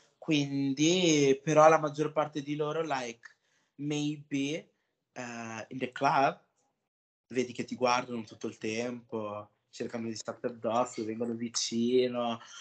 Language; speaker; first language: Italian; early bilingual, other home language; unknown